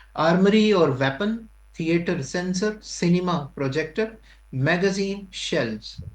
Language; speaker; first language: Urdu; non-native, local second language; Punjabi